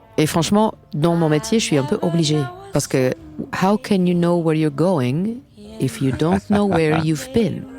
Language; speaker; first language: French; non-native, fluent; English